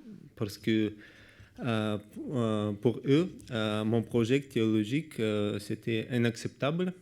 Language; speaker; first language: French; non-native, learner; Russian